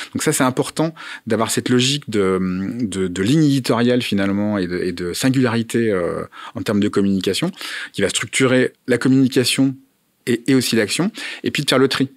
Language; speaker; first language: French; native; French